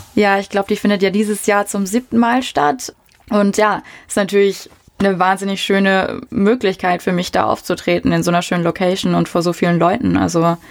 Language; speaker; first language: German; native; German